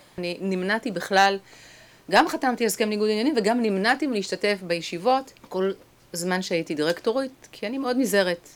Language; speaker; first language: Hebrew; native; Hebrew